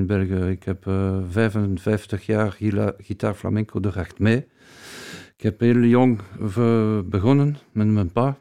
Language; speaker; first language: Dutch; non-native, learner; Spanish